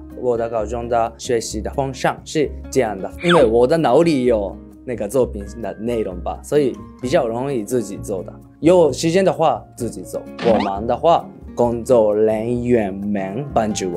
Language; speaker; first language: Chinese; non-native, learner; Japanese